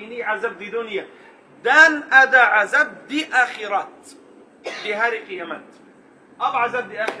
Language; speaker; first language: Indonesian; non-native, learner; Arabic